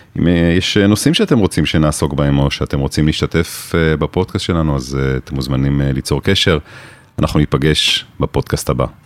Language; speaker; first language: Hebrew; native; Hebrew